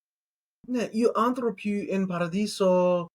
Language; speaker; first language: Greek; non-native, learner; English